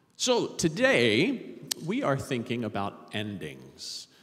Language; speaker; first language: English; native; English